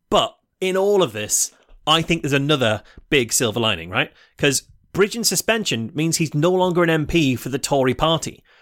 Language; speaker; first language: English; native; English